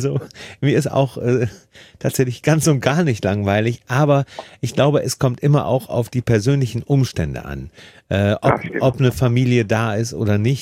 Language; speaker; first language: German; native; German